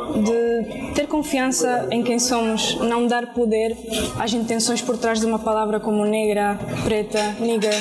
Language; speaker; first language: Portuguese; early bilingual, other home language; Spanish